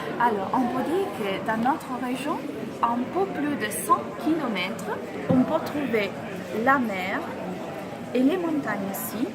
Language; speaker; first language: French; non-native, fluent; Italian